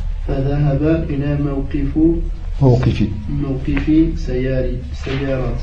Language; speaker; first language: Arabic; non-native, learner; French